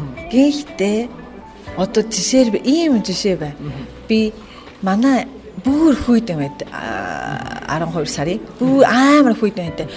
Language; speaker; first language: Mongolian; non-native, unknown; Japanese